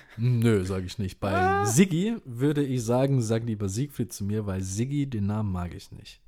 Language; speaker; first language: German; early bilingual, other home language; Indonesian